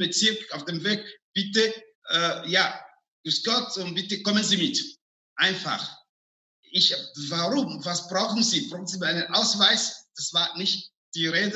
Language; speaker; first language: German; non-native, fluent; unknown